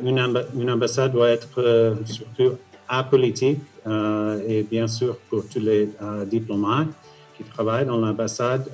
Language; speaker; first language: French; non-native, fluent; English